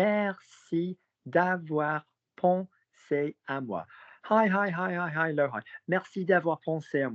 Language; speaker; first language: French; non-native, fluent; English